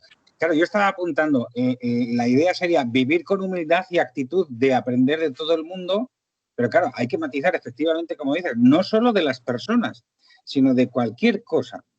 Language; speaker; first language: Spanish; native; Spanish